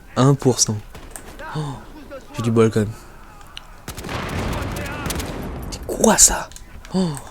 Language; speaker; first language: French; native; French